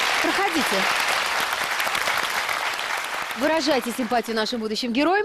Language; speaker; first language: Russian; native; Russian